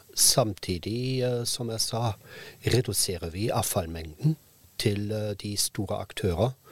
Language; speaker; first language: Norwegian; non-native, fluent; German